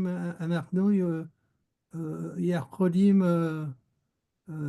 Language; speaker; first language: Hebrew; non-native, learner; French